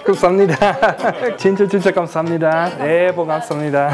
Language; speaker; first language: Korean; non-native, learner; English